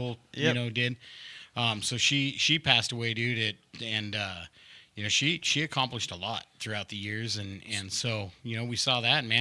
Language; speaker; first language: English; native; English